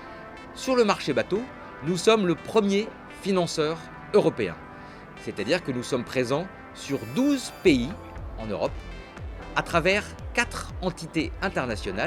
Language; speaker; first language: French; native; French